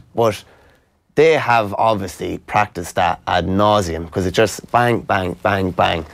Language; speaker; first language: English; native; English